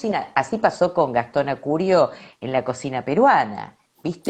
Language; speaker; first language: Spanish; native; Spanish